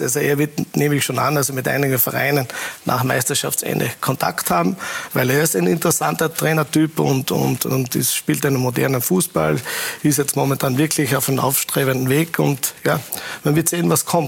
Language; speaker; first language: German; native; German